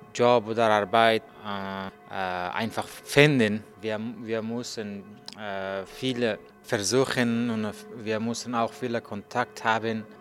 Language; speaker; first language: German; non-native, learner; Persian